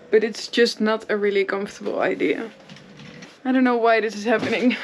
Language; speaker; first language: English; non-native, fluent; Dutch